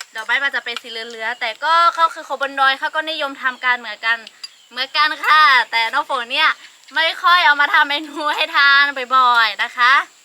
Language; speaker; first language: Thai; non-native, local second language; Lahu